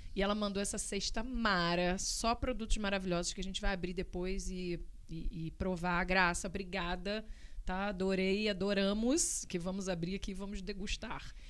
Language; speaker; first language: Portuguese; native; Portuguese